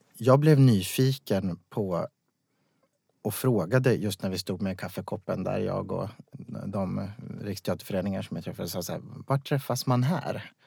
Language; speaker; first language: Swedish; native; Swedish